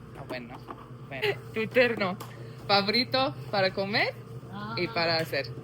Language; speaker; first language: Spanish; non-native, learner; English